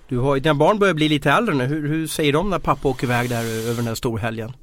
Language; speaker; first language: Swedish; native; Swedish